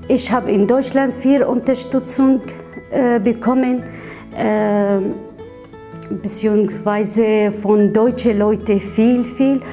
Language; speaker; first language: German; non-native, learner; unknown